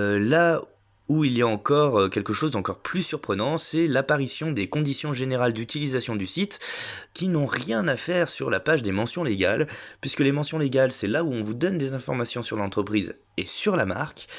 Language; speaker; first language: French; native; French